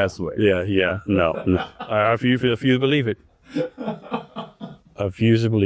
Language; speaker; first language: English; native; English